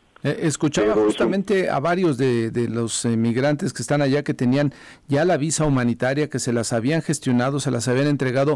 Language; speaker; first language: Spanish; native; Spanish